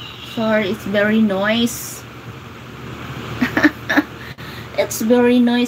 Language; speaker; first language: English; non-native, local second language; Filipino